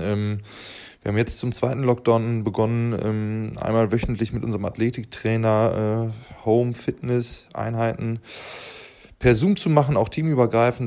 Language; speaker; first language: German; native; German